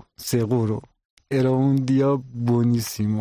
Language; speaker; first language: Spanish; non-native, learner; Persian